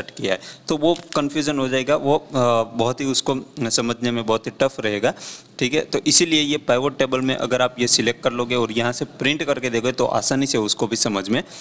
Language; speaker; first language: Hindi; non-native, local second language; Gujarati